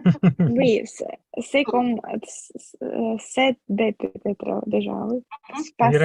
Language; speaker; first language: French; non-native, fluent; Russian